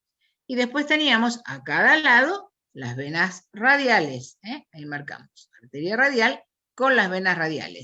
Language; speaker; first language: Spanish; native; Spanish